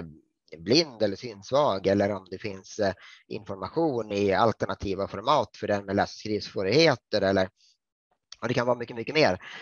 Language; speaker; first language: Swedish; native; Swedish